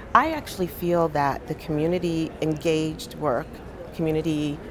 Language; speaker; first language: English; native; English